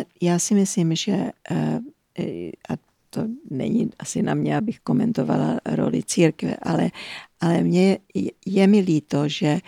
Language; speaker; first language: Czech; early bilingual, heritage; Czech